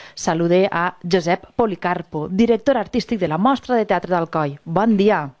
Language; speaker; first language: Catalan; native; Catalan